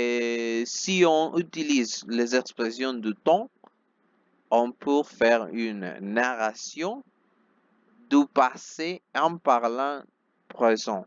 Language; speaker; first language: French; non-native, fluent; Spanish